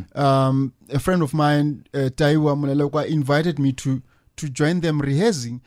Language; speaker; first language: English; non-native, local second language; Northern Sotho